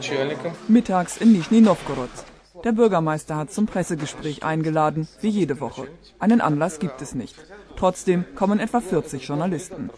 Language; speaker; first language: German; native; German